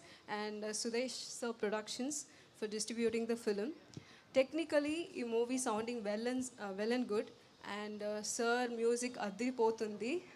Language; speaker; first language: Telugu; non-native, local second language; Tamil